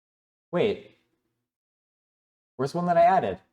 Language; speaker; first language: English; native; English